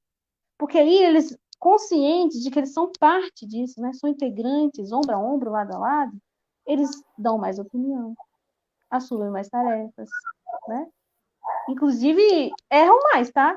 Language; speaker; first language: Portuguese; native; Portuguese